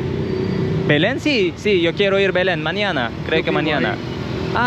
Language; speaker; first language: Spanish; non-native, learner; Turkish